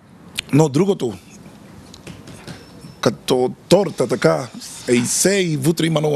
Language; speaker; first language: Bulgarian; non-native, learner; Spanish